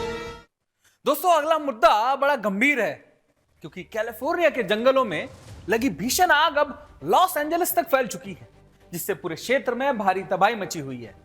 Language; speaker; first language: Hindi; native; Hindi